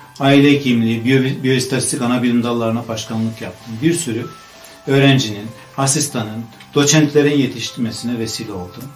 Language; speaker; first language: Turkish; native; Turkish